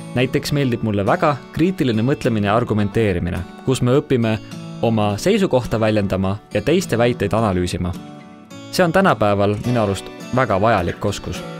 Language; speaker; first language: Estonian; early bilingual, heritage; German